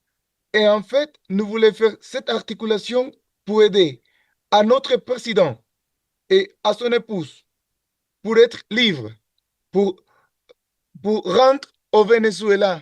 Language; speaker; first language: French; non-native, learner; Spanish